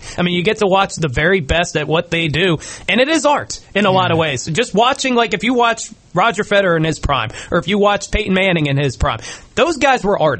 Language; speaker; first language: English; native; English